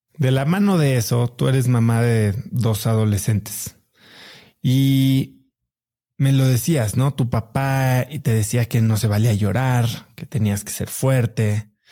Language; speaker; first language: Spanish; native; Spanish